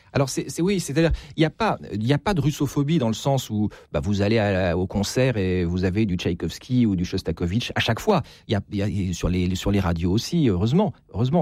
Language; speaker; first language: French; native; French